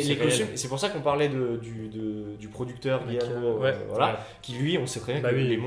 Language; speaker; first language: French; native; French